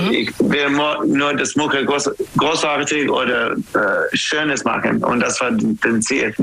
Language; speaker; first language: German; non-native, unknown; English